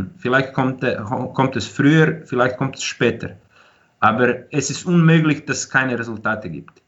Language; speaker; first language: German; non-native, fluent; Croatian